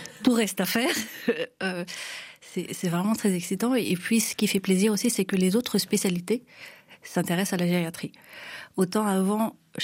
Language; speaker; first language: French; non-native, local second language; Malagasy